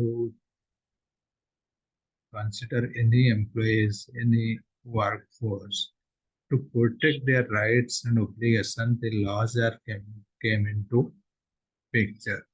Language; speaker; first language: English; non-native, local second language; Odia